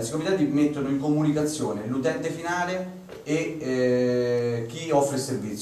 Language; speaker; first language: Italian; native; Italian